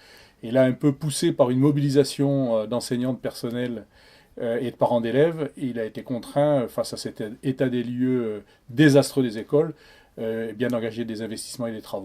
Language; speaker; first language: French; native; French